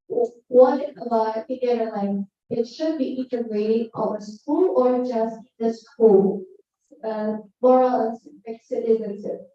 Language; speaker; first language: English; non-native, learner; Indonesian